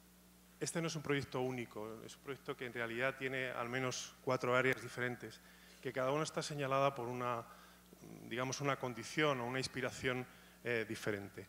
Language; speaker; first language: Spanish; native; Spanish